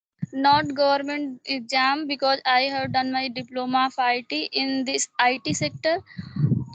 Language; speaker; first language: English; non-native, learner; Hindi